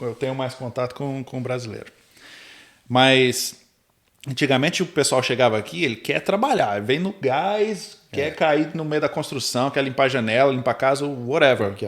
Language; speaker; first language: Portuguese; native; Portuguese